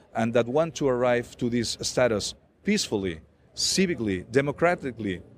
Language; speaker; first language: English; non-native, fluent; Catalan